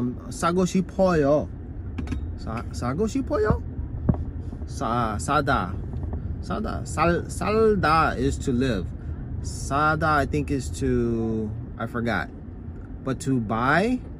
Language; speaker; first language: English; native; English